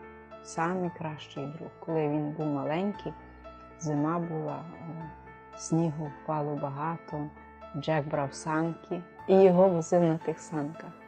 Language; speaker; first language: Ukrainian; native; Ukrainian